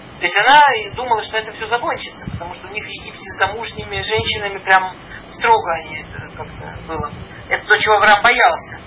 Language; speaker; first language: Russian; early bilingual, heritage; Russian